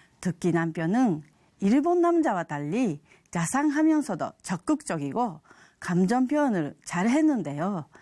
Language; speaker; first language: Korean; non-native, fluent; Japanese